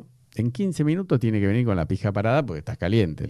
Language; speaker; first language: Spanish; native; Spanish